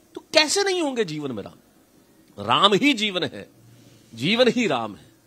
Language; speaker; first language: Hindi; native; Hindi